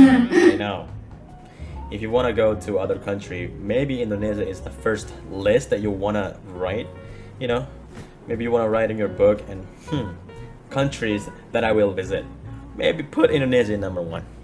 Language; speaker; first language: English; non-native, fluent; Indonesian